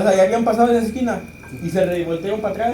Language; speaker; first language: Spanish; native; Spanish